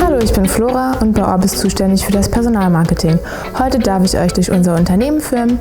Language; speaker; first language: German; native; German